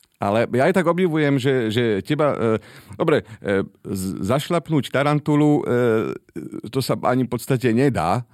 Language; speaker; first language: Slovak; native; Slovak